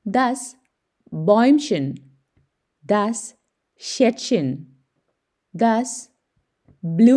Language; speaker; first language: German; non-native, fluent; Malayalam